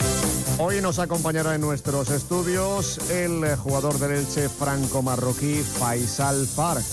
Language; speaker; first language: Spanish; native; Spanish